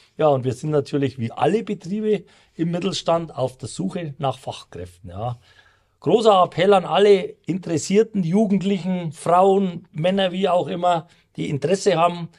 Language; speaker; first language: German; native; German